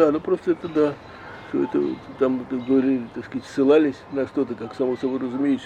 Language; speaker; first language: Russian; native; Russian